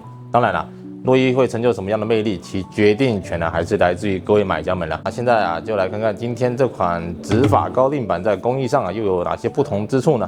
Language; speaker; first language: Chinese; native; Chinese